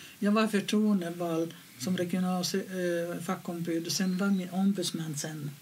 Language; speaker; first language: Swedish; non-native, fluent; Finnish